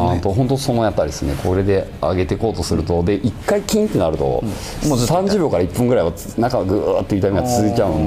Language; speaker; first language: Japanese; native; Japanese